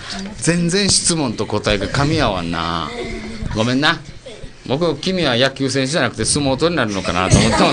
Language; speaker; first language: Japanese; native; Japanese